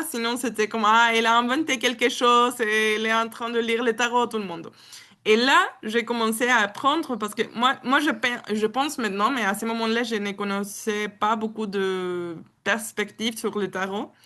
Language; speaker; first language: French; non-native, learner; Spanish